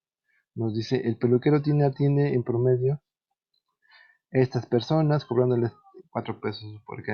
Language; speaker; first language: Spanish; native; Spanish